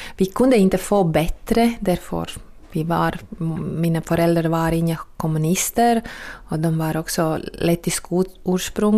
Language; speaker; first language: Swedish; non-native, fluent; Latvian